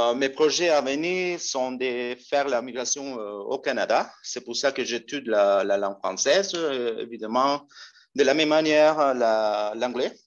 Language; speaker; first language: French; non-native, learner; Spanish